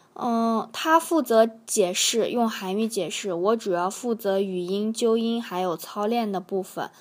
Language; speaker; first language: Chinese; native; Chinese